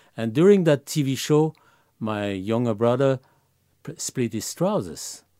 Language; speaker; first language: English; non-native, fluent; French